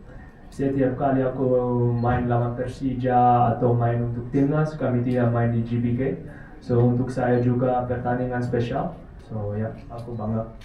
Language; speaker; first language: Indonesian; non-native, learner; Dutch